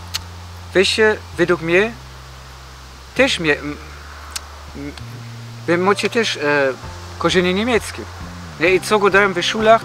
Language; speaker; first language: Polish; early bilingual, heritage; German